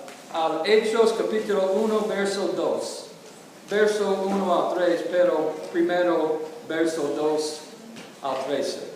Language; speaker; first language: Spanish; non-native, learner; English